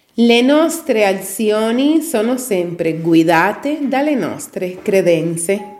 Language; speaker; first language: Italian; native; Italian